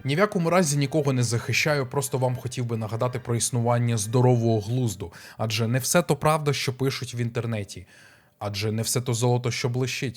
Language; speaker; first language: Ukrainian; native; Ukrainian